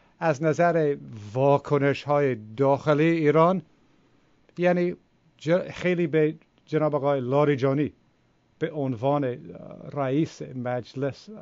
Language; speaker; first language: Persian; non-native, fluent; English